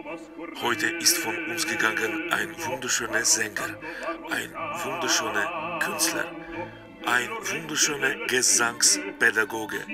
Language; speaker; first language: German; non-native, fluent; Russian